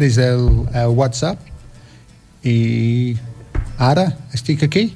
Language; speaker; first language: Catalan; non-native, learner; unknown